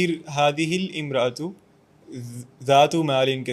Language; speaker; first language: Arabic; non-native, learner; Urdu